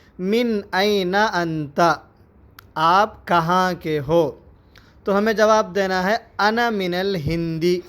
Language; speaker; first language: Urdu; native; Urdu